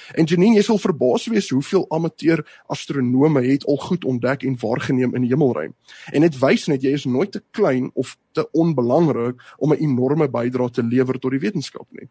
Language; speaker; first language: Afrikaans; native; Afrikaans